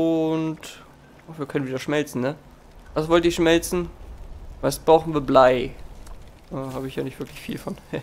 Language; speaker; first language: German; native; German